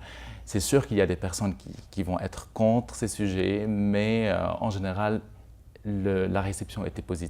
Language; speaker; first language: French; non-native, local second language; Arabic